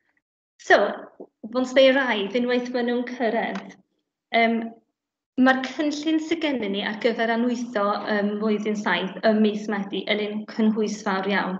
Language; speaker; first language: Welsh; native; Welsh